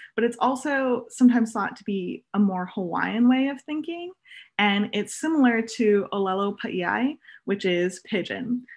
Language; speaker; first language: English; native; English